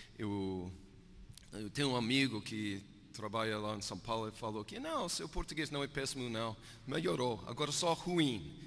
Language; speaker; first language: Portuguese; non-native, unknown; English